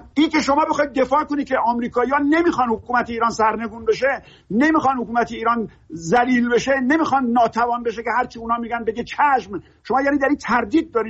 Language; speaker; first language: Persian; native; Persian